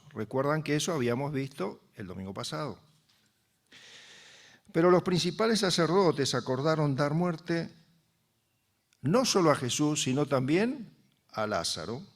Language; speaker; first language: Spanish; native; Spanish